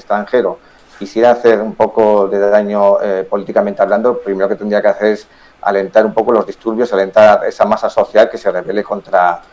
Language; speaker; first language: Spanish; native; Spanish